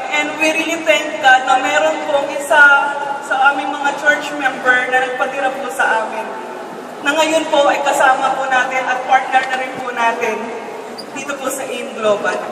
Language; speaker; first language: Filipino; native; Filipino